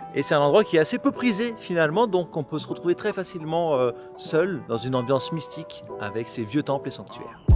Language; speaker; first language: French; native; French